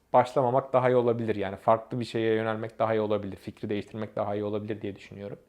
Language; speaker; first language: Turkish; native; Turkish